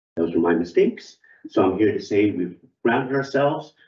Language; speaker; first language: English; native; English